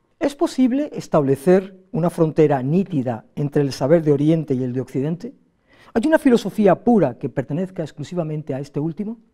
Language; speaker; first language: Spanish; native; Spanish